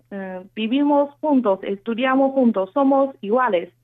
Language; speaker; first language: Spanish; non-native, fluent; Chinese